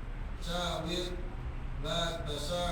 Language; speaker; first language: Arabic; non-native, learner; Indonesian